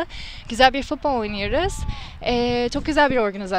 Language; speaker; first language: Turkish; non-native, fluent; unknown